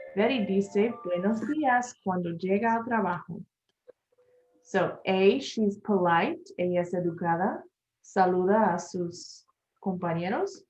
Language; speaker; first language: Spanish; non-native, learner; English